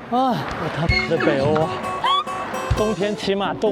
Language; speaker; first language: Chinese; native; Chinese